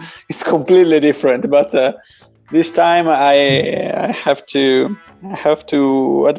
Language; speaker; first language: English; non-native, fluent; Italian